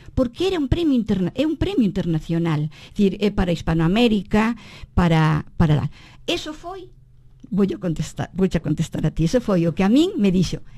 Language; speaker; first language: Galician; native; Galician